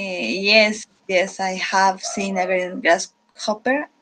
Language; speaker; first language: English; non-native, learner; Spanish